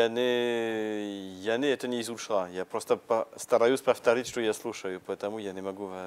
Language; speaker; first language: Russian; non-native, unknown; French